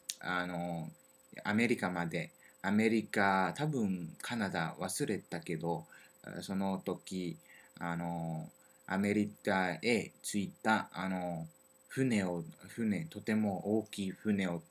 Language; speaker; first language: Japanese; non-native, learner; French